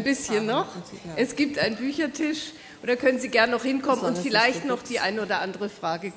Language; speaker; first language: German; native; German